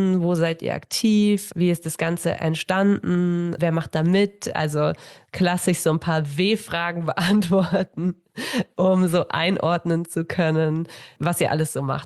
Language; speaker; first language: German; native; German